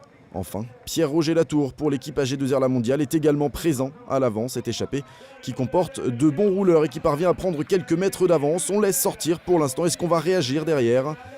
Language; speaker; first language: French; native; French